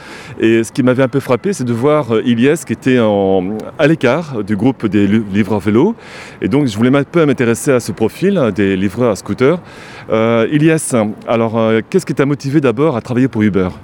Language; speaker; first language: French; native; French